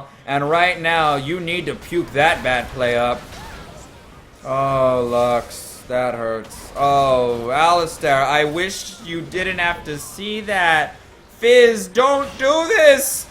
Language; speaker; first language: English; native; English